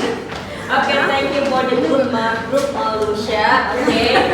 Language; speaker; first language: English; non-native, learner; Indonesian